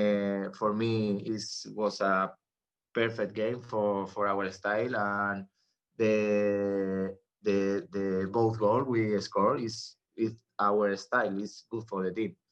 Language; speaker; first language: English; non-native, learner; Spanish